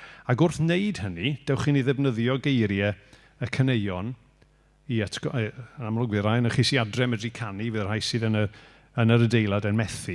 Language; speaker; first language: Welsh; native; Welsh